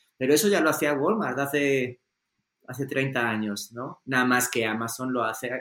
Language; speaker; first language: Spanish; native; Spanish